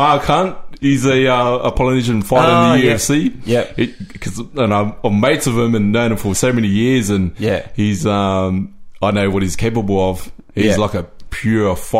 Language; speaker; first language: English; native; English